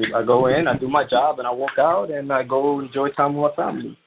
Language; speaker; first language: English; non-native, fluent; Spanish